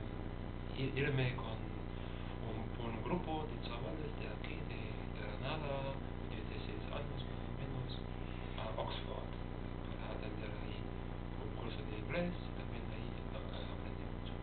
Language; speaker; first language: Spanish; non-native, fluent; German